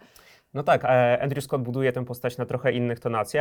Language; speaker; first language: Polish; native; Polish